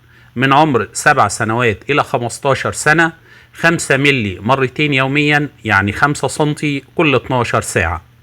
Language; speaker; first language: Arabic; native; Arabic